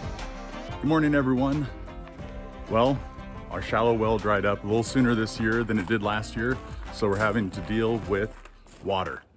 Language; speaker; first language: English; native; English